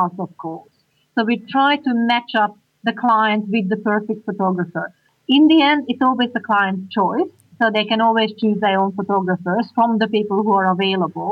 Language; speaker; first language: English; non-native, fluent; Hungarian